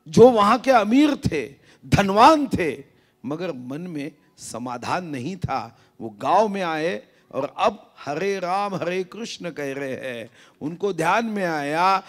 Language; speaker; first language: Hindi; non-native, local second language; Marathi